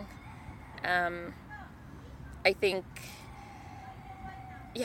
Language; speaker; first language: English; non-native, local second language; Shona